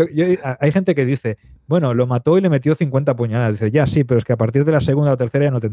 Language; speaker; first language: Spanish; native; Spanish